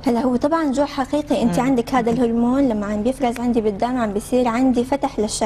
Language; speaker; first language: Arabic; native; Arabic